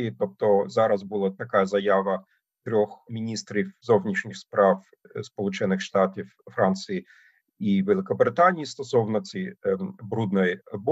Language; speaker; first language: Ukrainian; non-native, fluent; German